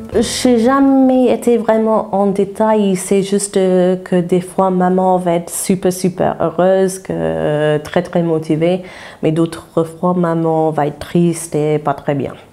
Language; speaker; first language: French; non-native, fluent; English